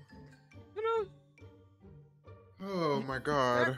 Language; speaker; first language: English; native; English